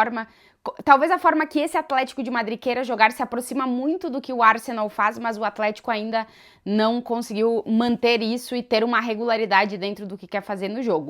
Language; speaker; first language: Portuguese; native; Portuguese